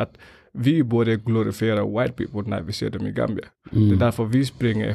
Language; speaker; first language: Swedish; non-native, fluent; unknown